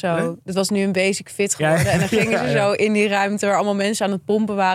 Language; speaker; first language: Dutch; native; Dutch